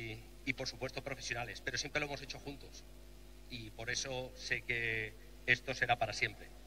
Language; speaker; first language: Spanish; native; Spanish